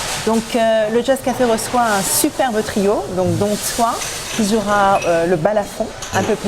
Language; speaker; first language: French; native; French